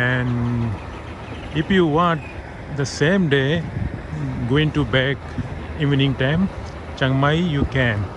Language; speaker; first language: English; non-native, learner; Urdu